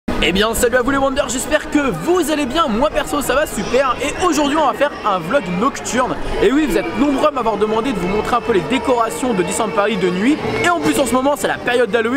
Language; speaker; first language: French; native; French